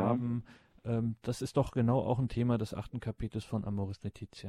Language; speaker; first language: German; native; German